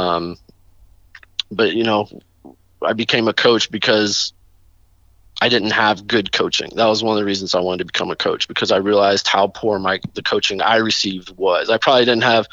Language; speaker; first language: English; native; English